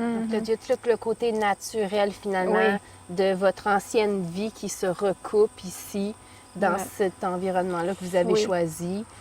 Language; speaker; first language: French; native; French